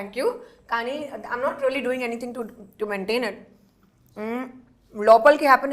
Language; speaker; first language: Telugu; non-native, learner; Hindi